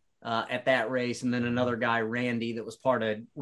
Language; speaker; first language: English; native; English